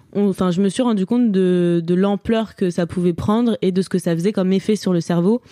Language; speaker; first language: French; native; French